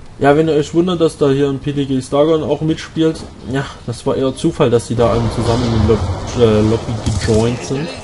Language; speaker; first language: German; native; German